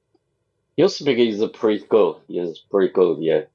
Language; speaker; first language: English; non-native, learner; Chinese